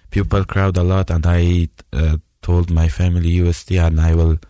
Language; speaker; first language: English; non-native, fluent; Persian